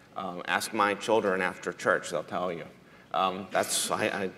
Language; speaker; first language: English; native; English